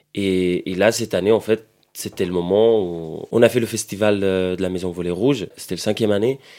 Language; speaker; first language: French; non-native, fluent; Arabic